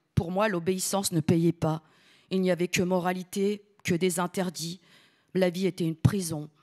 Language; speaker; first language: French; early bilingual, other home language; Italian